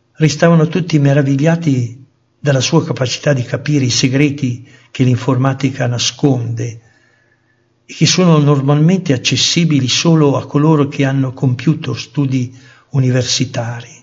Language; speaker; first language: Italian; native; Italian